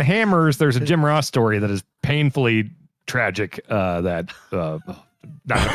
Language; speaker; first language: English; native; English